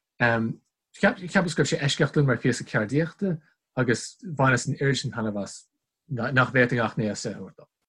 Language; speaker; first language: Irish; non-native, local second language; English